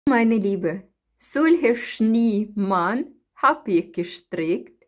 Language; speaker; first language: German; non-native, learner; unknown